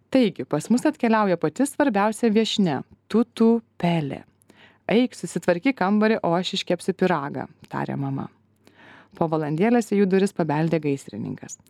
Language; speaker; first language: Lithuanian; native; Lithuanian